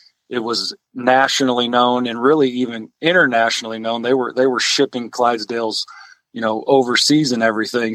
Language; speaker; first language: English; native; English